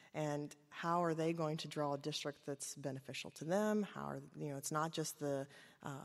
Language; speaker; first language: English; native; English